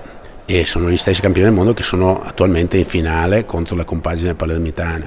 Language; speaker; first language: Italian; native; Italian